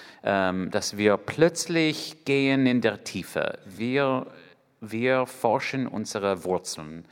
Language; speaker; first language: German; non-native, fluent; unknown